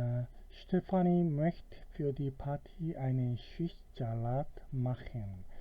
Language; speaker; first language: German; non-native, fluent; Korean